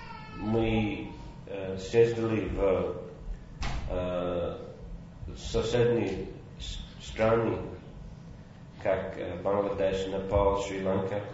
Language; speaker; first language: Russian; non-native, fluent; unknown